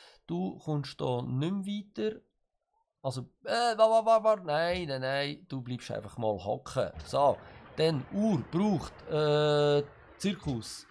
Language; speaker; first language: German; native; German